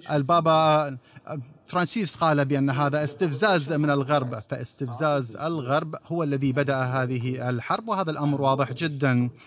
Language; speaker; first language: Arabic; non-native, fluent; Russian